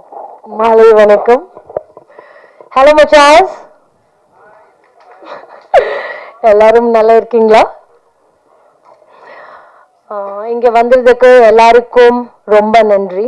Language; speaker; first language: Tamil; non-native, fluent; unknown